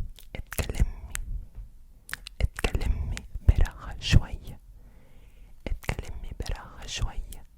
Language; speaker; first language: Arabic; non-native, learner; English